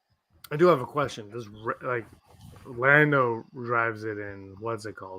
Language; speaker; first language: English; native; English